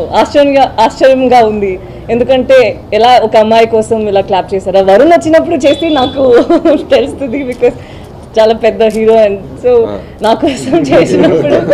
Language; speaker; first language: Telugu; non-native, learner; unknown